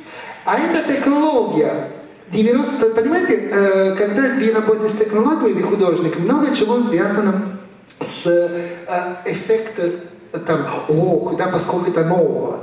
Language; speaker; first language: Russian; non-native, fluent; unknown